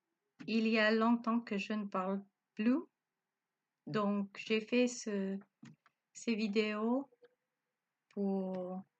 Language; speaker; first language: French; non-native, learner; Spanish